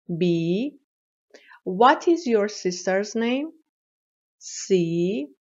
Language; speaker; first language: English; non-native, fluent; Persian